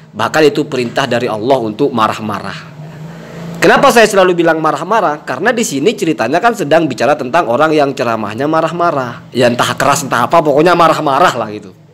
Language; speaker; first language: Indonesian; non-native, local second language; Madurese